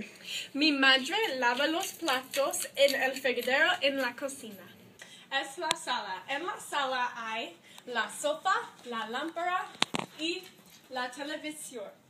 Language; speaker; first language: Spanish; non-native, learner; English